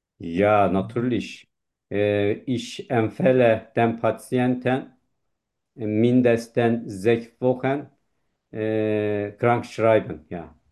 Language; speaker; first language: German; non-native, learner; Turkish